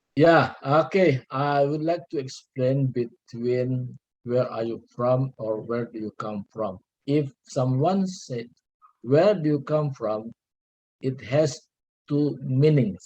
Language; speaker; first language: English; non-native, learner; Indonesian